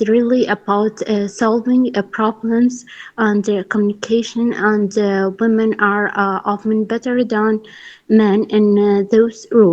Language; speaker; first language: English; non-native, learner; Arabic